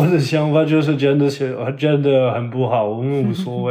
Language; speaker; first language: Chinese; non-native, fluent; French